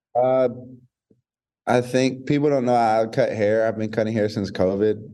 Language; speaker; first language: English; native; English